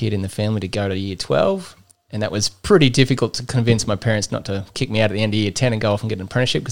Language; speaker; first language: English; native; English